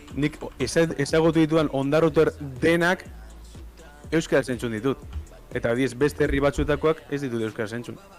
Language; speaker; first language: Basque; native; Basque